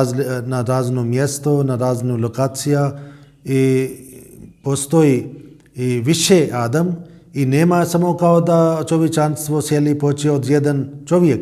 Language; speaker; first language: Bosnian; non-native, fluent; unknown